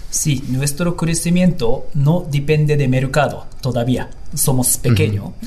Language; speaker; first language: Spanish; non-native, learner; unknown